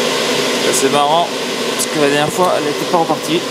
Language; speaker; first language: French; native; French